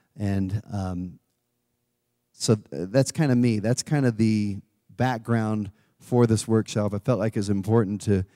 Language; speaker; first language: English; native; English